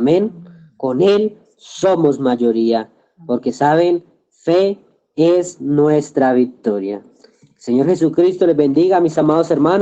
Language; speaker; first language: Spanish; native; Spanish